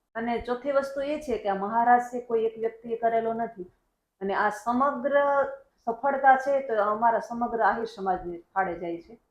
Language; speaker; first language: Gujarati; native; Gujarati